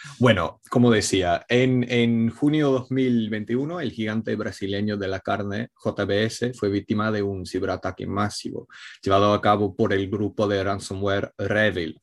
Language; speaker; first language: Spanish; non-native, fluent; Italian